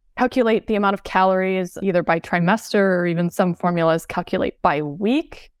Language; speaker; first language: English; native; English